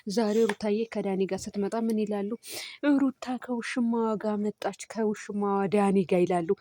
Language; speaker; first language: Amharic; non-native, local second language; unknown